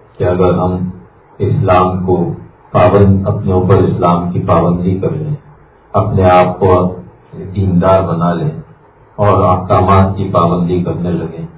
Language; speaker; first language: Urdu; native; Urdu